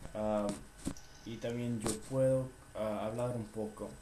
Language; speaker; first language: Spanish; non-native, fluent; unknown